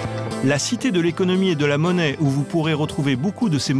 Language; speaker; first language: French; native; French